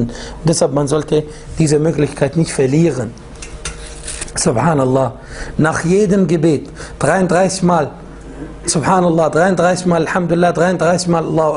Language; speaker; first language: German; non-native, fluent; Arabic